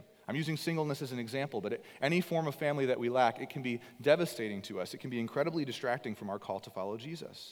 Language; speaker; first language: English; native; English